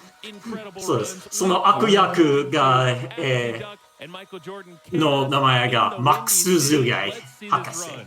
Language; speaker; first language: Japanese; non-native, learner; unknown